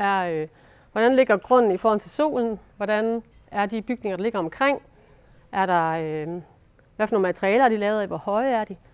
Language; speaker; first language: Danish; native; Danish